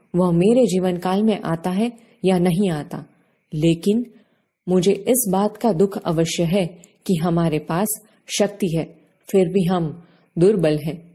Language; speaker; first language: Hindi; non-native, local second language; Gujarati